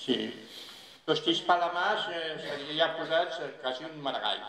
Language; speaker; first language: Italian; non-native, fluent; Catalan